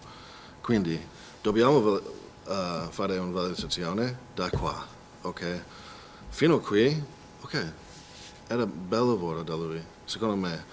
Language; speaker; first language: Italian; non-native, fluent; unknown